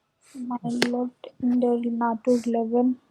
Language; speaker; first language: German; non-native, learner; Hindi